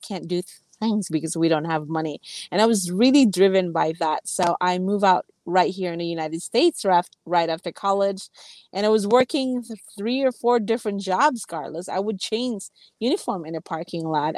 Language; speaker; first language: English; non-native, local second language; Cebuano